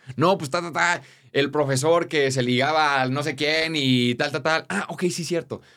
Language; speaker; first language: Spanish; native; Spanish